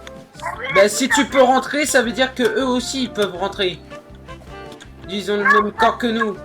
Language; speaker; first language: French; native; French